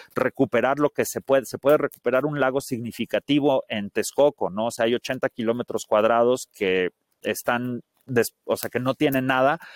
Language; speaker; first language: Spanish; early bilingual, heritage; Spanish